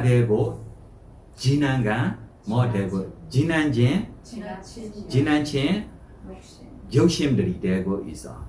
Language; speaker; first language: Korean; non-native, fluent; Burmese